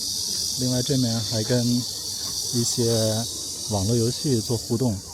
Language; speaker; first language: Chinese; native; Chinese